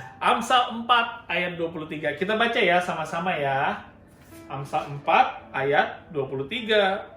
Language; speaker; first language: Indonesian; native; Indonesian